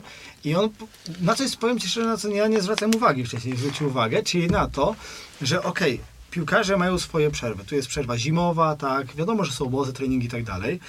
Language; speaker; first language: Polish; native; Polish